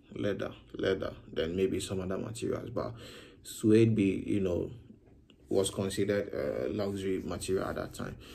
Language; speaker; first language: Nigerian Pidgin; non-native, local second language; Akan